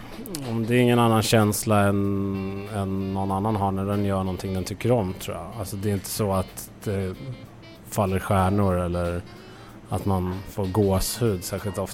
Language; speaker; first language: Swedish; native; Swedish